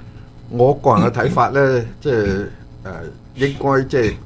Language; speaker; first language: Chinese; native; Chinese